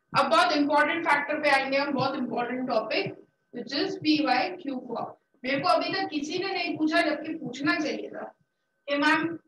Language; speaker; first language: Hindi; native; Hindi